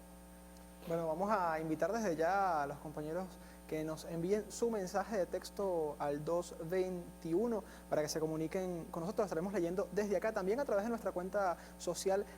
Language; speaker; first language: Spanish; native; Spanish